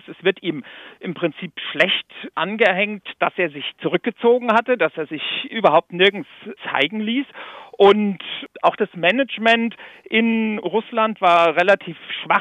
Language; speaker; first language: German; native; German